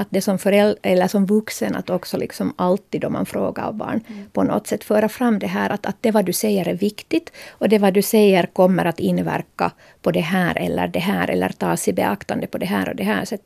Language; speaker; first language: Swedish; native; Swedish